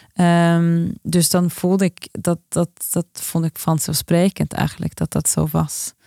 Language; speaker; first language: Dutch; non-native, fluent; Norwegian